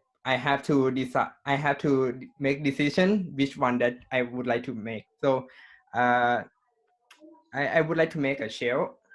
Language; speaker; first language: English; non-native, learner; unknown